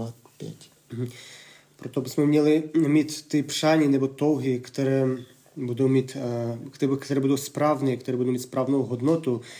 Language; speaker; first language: Czech; non-native, fluent; Russian